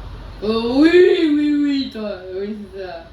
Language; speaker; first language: French; native; French